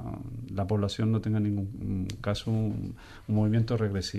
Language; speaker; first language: Spanish; native; Spanish